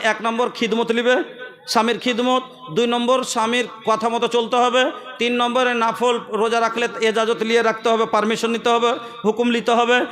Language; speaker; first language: Bangla; non-native, local second language; Bhojpuri